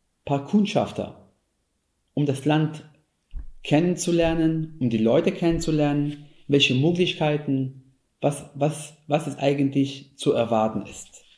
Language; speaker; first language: German; non-native, fluent; Hebrew